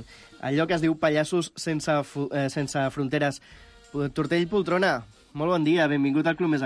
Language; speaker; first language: Catalan; native; Catalan